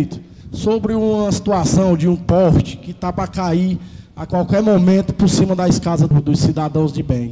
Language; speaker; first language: Portuguese; native; Portuguese